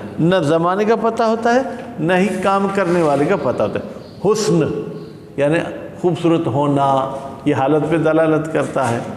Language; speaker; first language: Urdu; non-native, local second language; Sindhi